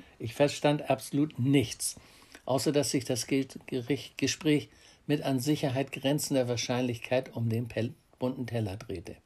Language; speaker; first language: German; native; German